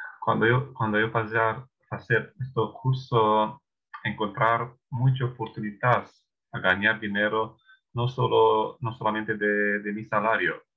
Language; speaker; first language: Spanish; non-native, learner; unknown